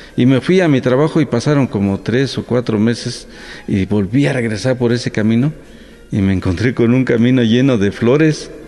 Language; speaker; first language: Spanish; non-native, local second language; Mixtepec Mixtec